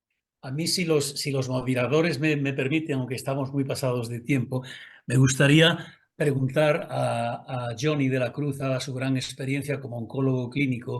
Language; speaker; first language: Spanish; native; Spanish